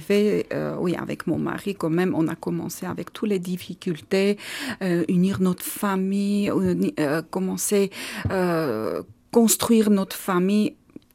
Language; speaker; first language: French; non-native, learner; Armenian